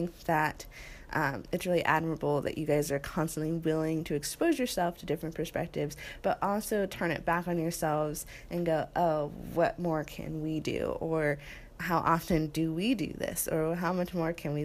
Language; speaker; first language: English; native; English